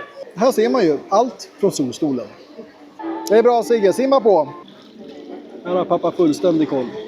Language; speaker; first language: Swedish; native; Swedish